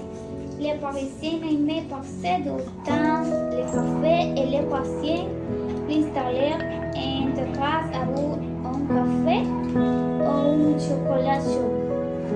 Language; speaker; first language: French; non-native, learner; Spanish